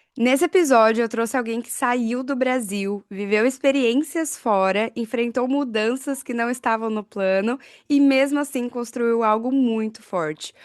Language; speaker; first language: Portuguese; native; Portuguese